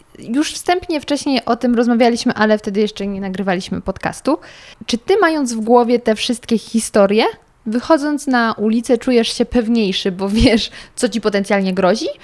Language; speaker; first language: Polish; native; Polish